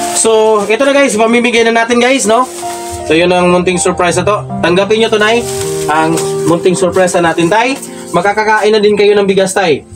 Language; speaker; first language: Filipino; non-native, local second language; Waray